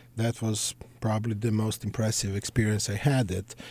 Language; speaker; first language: English; non-native, fluent; Serbian